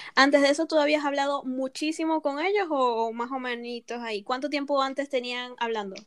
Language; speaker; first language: Spanish; native; Spanish